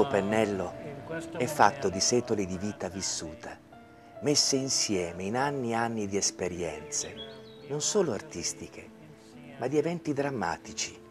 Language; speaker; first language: Italian; native; Italian